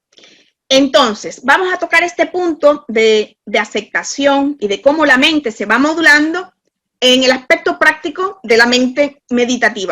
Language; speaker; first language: Spanish; native; Spanish